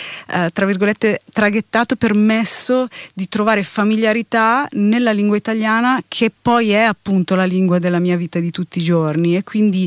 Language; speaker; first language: Italian; native; Italian